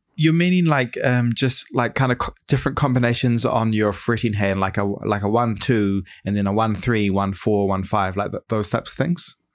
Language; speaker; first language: English; native; English